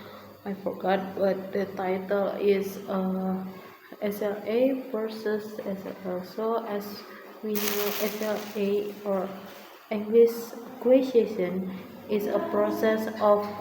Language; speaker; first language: English; non-native, learner; Indonesian